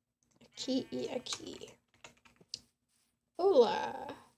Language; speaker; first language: Spanish; non-native, learner; English